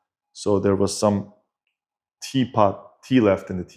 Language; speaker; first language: English; non-native, fluent; Turkish